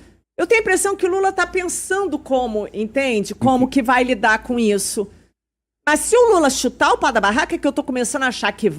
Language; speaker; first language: Portuguese; native; Portuguese